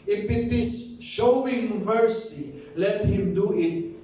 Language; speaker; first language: English; non-native, local second language; Filipino